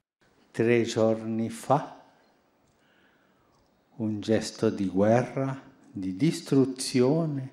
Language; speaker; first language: Italian; non-native, fluent; Spanish